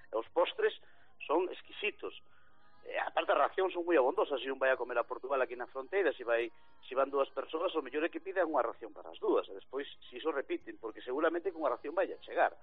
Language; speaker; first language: Galician; native; Galician